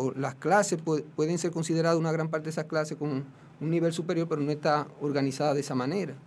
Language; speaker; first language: Spanish; native; Spanish